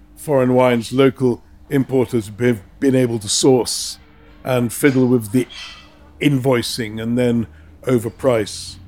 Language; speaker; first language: English; native; English